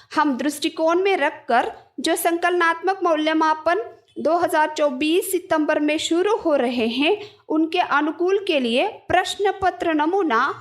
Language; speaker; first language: Hindi; non-native, local second language; Kannada